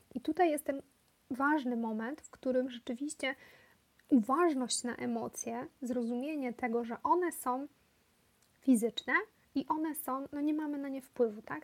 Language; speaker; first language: Polish; native; Polish